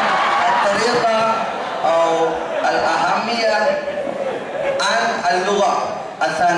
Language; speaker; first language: Arabic; non-native, fluent; Indonesian